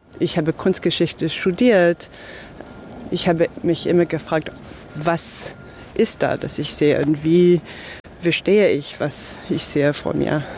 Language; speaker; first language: German; non-native, fluent; English